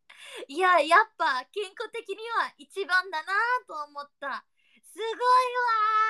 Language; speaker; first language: Japanese; non-native, learner; Indonesian